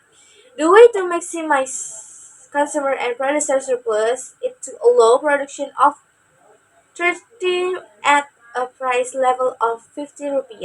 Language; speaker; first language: English; non-native, learner; Indonesian